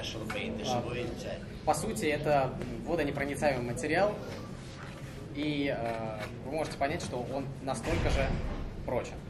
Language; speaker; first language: Russian; native; Russian